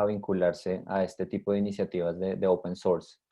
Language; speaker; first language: Spanish; native; Spanish